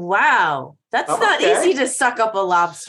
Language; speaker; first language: English; native; English